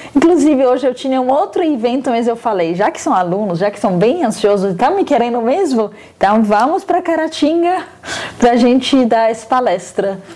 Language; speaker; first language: Portuguese; non-native, fluent; Arabic